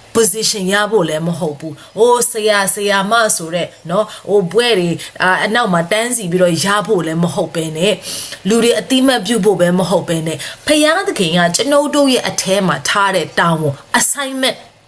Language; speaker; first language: Burmese; non-native, local second language; Tedim Chin